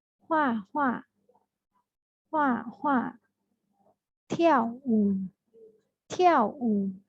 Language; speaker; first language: Chinese; non-native, fluent; Thai